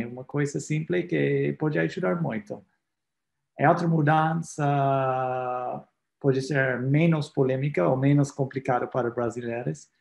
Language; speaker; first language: Portuguese; non-native, fluent; English